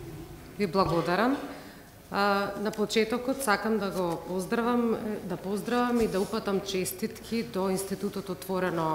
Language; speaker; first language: Macedonian; native; Macedonian